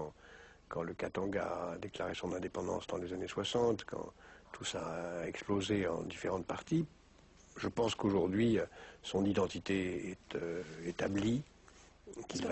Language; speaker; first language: French; native; French